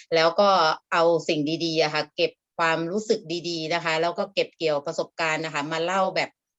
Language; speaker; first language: Thai; native; Thai